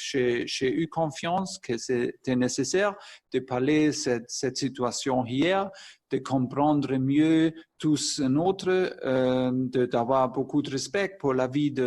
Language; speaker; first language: French; non-native, fluent; German